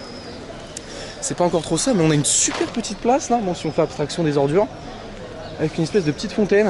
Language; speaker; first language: French; native; French